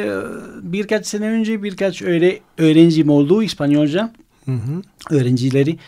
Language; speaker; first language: Turkish; non-native, fluent; Spanish